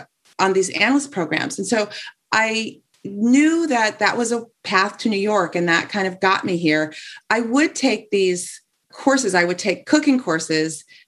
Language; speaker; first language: English; native; English